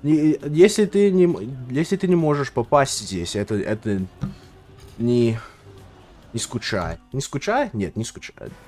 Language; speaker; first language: Russian; non-native, learner; English